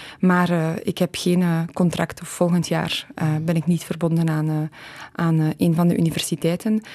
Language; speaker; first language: Dutch; early bilingual, other home language; Polish